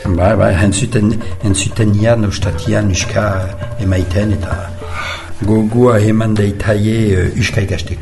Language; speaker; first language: Basque; non-native, learner; French